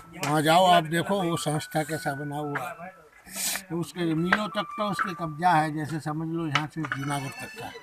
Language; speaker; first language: Hindi; non-native, local second language; Bangla